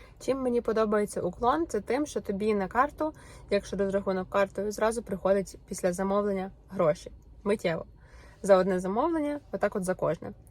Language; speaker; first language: Ukrainian; non-native, local second language; Russian